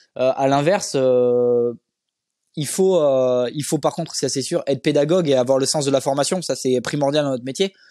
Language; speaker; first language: French; native; French